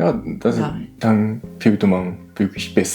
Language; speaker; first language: German; non-native, learner; Japanese